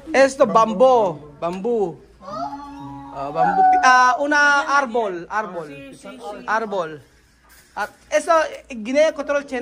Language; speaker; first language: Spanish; non-native, learner; Filipino